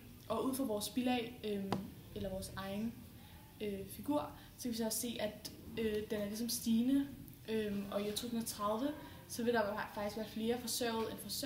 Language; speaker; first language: Danish; native; Danish